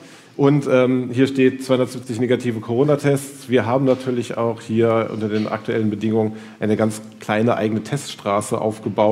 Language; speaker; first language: German; native; German